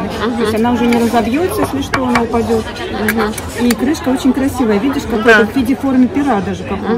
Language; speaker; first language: Russian; native; Russian